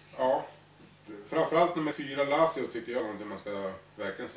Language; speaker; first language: Swedish; native; Swedish